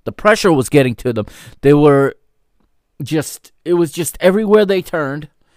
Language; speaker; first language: English; native; English